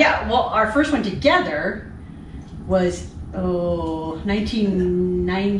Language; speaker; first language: English; native; English